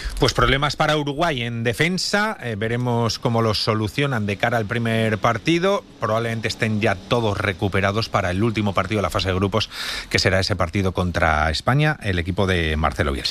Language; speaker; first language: Spanish; native; Spanish